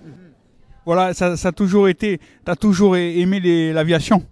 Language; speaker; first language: French; native; French